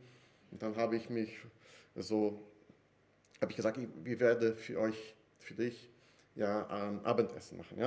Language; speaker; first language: German; non-native, fluent; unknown